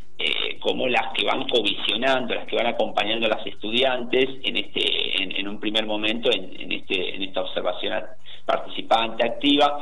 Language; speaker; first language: Spanish; native; Spanish